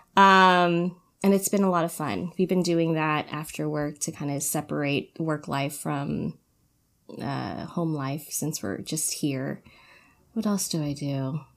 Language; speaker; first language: English; early bilingual, other home language; Filipino